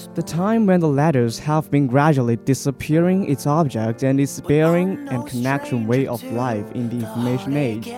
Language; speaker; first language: English; non-native, fluent; Chinese